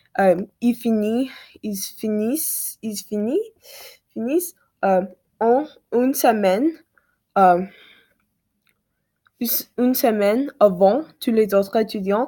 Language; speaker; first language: French; non-native, learner; English